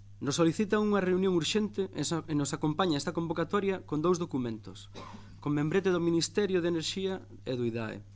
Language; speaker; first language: Galician; native; Galician